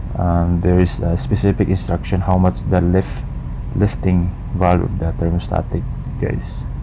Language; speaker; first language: English; non-native, local second language; Filipino